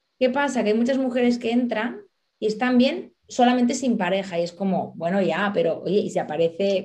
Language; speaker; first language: Spanish; native; Spanish